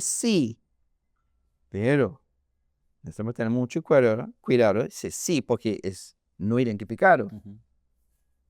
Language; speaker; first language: Spanish; non-native, learner; English